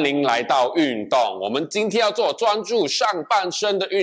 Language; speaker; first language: Chinese; native; Chinese